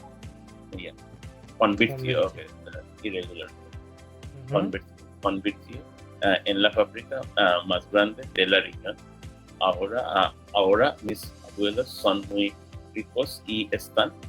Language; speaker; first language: Spanish; non-native, learner; English